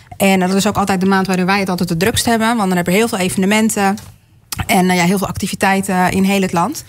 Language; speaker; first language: Dutch; early bilingual, other home language; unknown